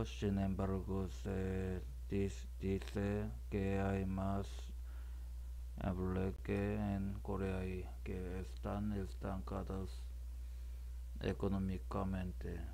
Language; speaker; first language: Spanish; non-native, learner; Korean